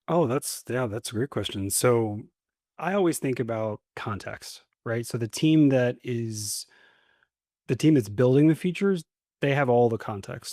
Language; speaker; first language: English; native; English